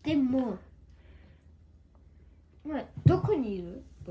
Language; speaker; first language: Japanese; early bilingual, heritage; Japanese